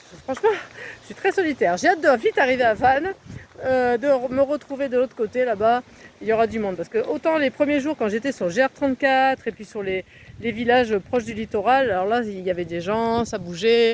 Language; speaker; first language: French; native; French